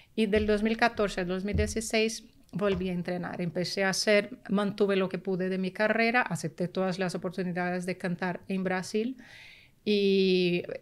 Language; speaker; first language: Spanish; early bilingual, heritage; Spanish